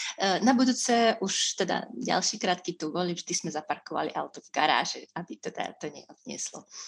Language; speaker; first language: Slovak; non-native, fluent; Russian